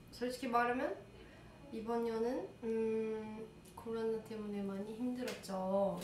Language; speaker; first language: Korean; non-native, learner; Portuguese